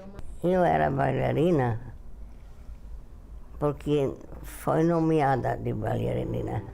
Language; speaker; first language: Portuguese; non-native, learner; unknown